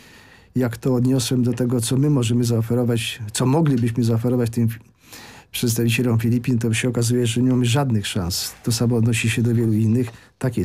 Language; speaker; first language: Polish; native; Polish